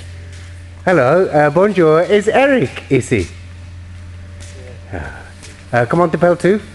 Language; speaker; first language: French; non-native, learner; English